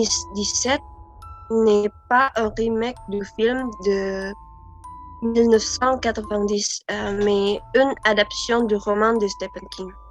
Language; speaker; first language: French; non-native, learner; Indonesian